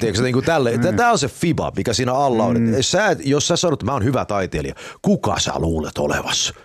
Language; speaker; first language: Finnish; early bilingual, heritage; Finnish